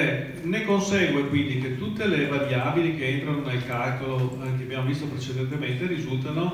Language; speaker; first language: Italian; native; Italian